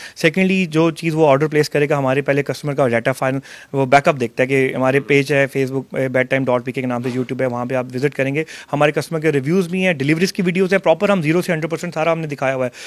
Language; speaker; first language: Urdu; non-native, local second language; Punjabi